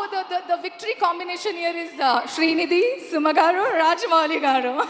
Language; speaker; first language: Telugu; non-native, learner; Kannada